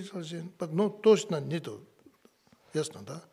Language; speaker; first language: Russian; non-native, learner; Tibetan